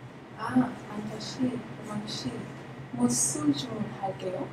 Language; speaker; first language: Korean; non-native, learner; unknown